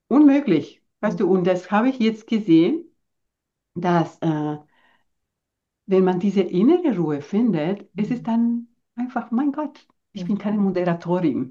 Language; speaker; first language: German; non-native, fluent; Spanish